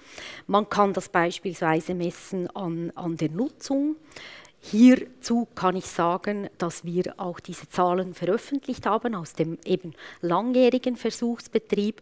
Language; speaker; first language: German; native; German